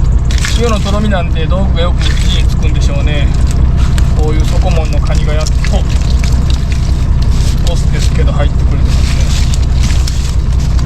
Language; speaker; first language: Japanese; native; Japanese